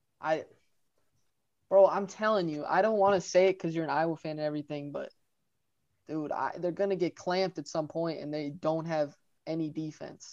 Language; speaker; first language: English; native; English